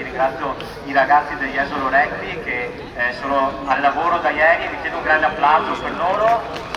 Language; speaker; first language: Italian; native; Italian